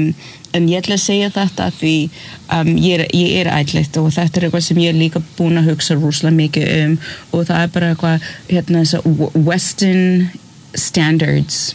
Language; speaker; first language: Icelandic; early bilingual, other home language; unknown